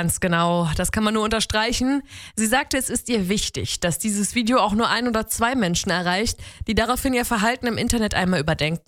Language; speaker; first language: German; native; German